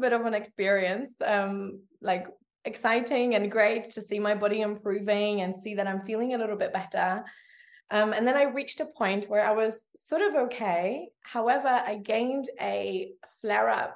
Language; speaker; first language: English; native; English